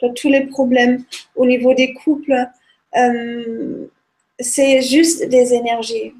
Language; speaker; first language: French; non-native, fluent; German